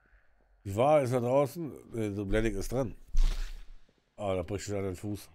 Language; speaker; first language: German; native; German